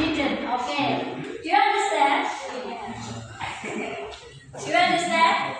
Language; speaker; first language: English; non-native, learner; Indonesian